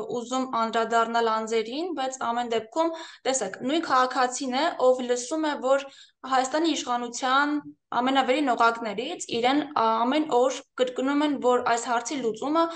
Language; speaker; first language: Armenian; native; Armenian